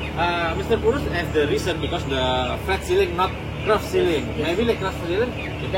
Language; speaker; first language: English; non-native, learner; Indonesian